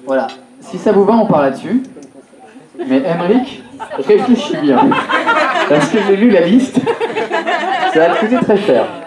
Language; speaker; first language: French; native; French